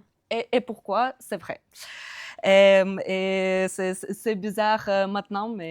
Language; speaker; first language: French; non-native, fluent; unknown